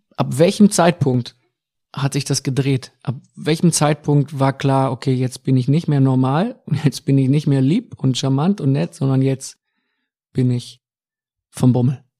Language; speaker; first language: German; native; German